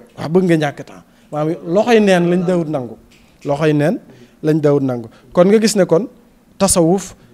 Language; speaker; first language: Wolof; native; Wolof